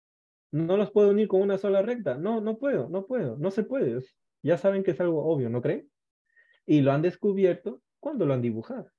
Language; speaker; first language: Spanish; native; Spanish